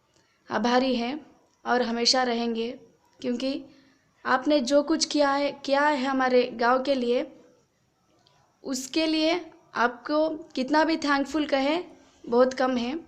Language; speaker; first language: Hindi; non-native, local second language; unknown